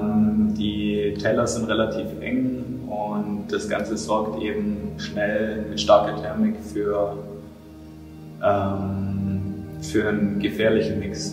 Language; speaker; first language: German; native; German